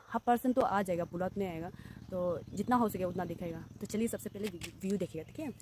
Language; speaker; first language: Hindi; non-native, local second language; Nyishi